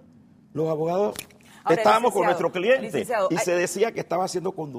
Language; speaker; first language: Spanish; native; Spanish